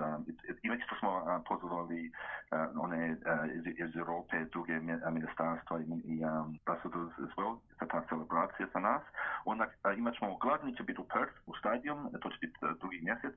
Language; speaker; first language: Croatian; early bilingual, heritage; Croatian